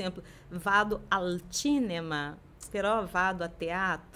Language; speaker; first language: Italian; non-native, fluent; Portuguese